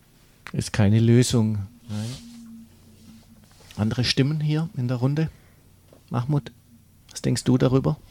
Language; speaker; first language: German; native; German